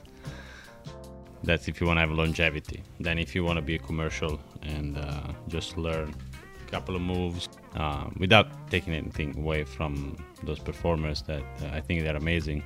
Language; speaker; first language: English; non-native, fluent; Italian